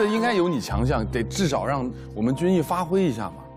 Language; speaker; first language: Chinese; native; Chinese